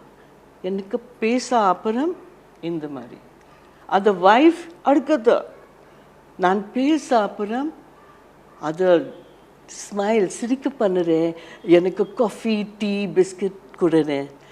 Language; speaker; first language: Tamil; non-native, learner; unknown